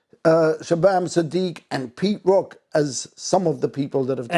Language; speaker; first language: English; native; English